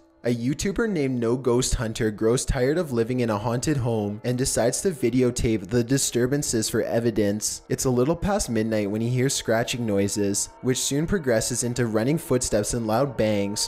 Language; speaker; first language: English; native; English